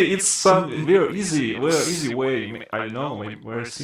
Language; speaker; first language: English; non-native, fluent; Russian